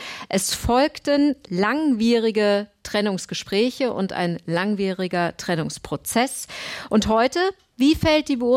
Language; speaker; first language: German; native; German